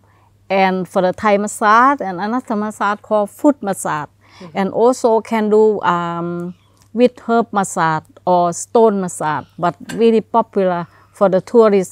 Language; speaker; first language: English; non-native, learner; Thai